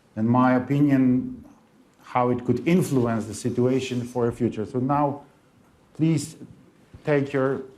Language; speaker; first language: English; non-native, learner; Polish